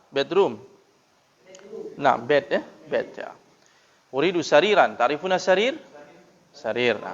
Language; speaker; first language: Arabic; non-native, fluent; Indonesian